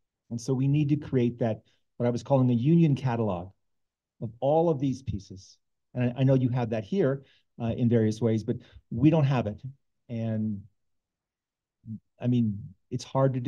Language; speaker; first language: English; native; English